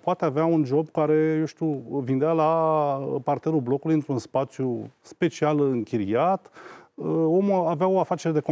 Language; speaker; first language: Romanian; native; Romanian